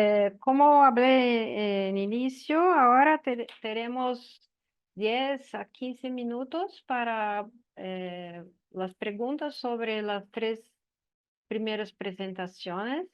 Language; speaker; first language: Spanish; non-native, learner; Portuguese